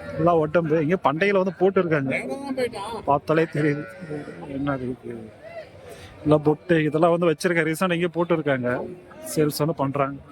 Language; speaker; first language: Tamil; native; Tamil